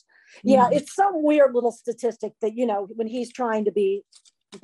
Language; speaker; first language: English; native; English